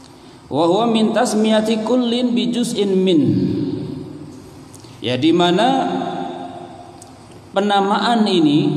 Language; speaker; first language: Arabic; non-native, fluent; Indonesian